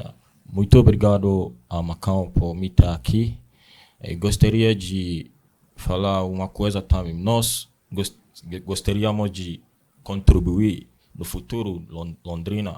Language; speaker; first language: Portuguese; non-native, learner; Akan